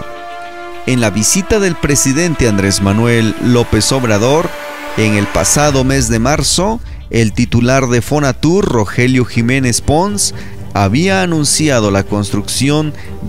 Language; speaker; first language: Spanish; native; Spanish